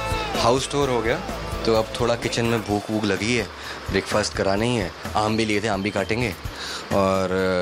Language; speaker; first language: Hindi; native; Hindi